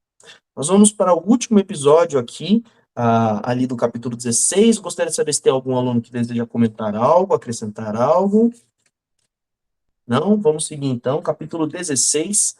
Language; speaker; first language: Portuguese; native; Portuguese